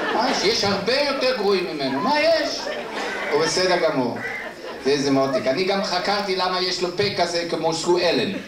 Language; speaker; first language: Hebrew; non-native, fluent; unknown